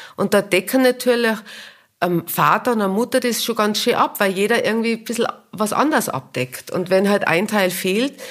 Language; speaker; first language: German; native; German